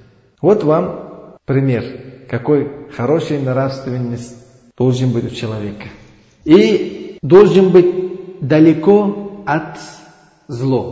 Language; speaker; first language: Russian; non-native, learner; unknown